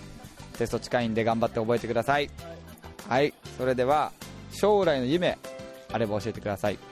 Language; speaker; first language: Japanese; native; Japanese